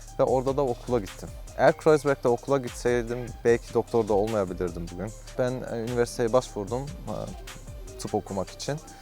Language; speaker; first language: Turkish; early bilingual, heritage; Turkish